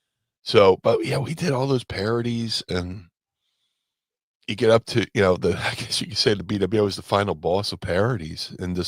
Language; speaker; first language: English; native; English